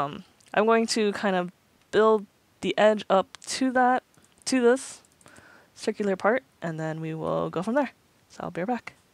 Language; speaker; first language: English; native; English